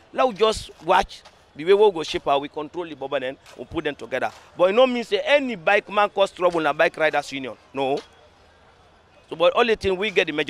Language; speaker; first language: English; non-native, local second language; Krio